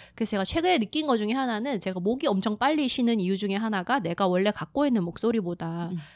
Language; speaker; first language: Korean; native; Korean